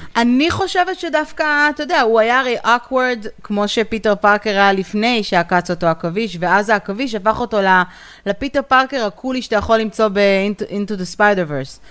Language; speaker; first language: Hebrew; native; Hebrew